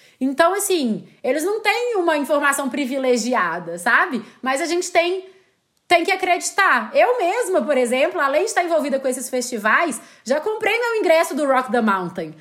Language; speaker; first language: Portuguese; native; Portuguese